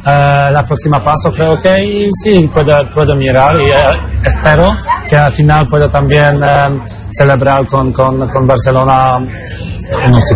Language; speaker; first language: Spanish; non-native, learner; Polish